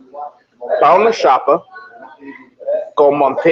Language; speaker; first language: Portuguese; non-native, learner; English